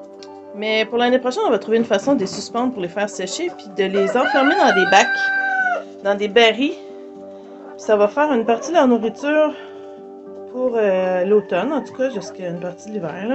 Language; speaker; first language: French; native; French